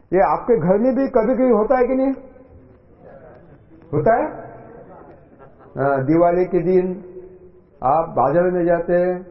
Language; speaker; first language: Hindi; non-native, local second language; Marathi